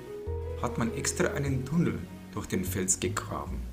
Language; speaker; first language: German; native; German